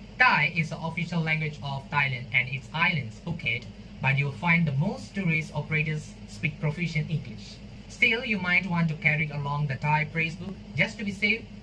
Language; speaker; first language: English; non-native, local second language; Tamil